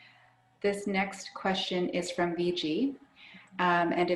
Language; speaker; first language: English; native; English